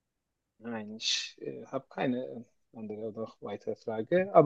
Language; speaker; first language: German; non-native, learner; Turkish